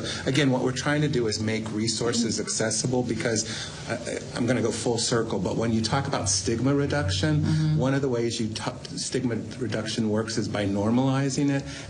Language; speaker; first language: English; native; English